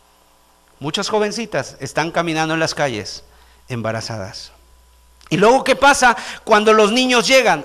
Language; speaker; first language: Spanish; native; Spanish